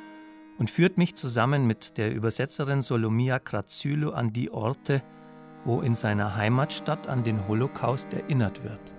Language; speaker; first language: German; native; German